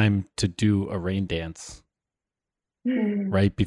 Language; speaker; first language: English; native; English